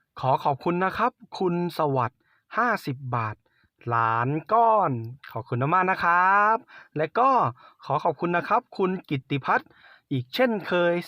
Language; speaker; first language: Thai; native; Thai